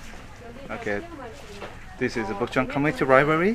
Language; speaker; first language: English; non-native, fluent; Korean